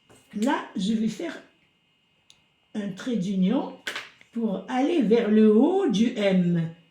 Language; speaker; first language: French; non-native, local second language; Arabic